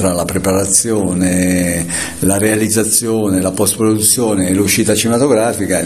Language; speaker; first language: Italian; native; Italian